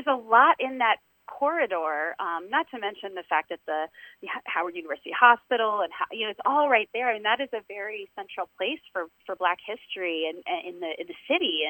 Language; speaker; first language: English; native; English